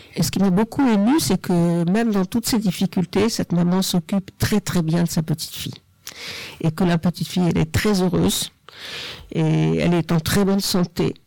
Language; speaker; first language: French; native; French